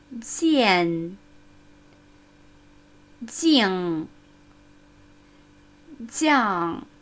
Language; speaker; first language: Chinese; non-native, fluent; German